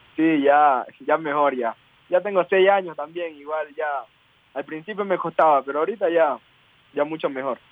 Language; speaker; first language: Spanish; native; Spanish